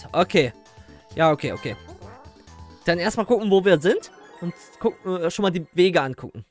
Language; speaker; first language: German; native; German